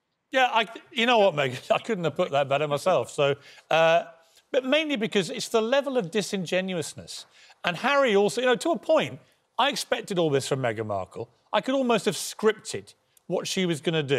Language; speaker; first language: English; native; English